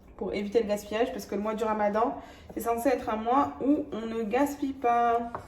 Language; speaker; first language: French; early bilingual, other home language; Arabic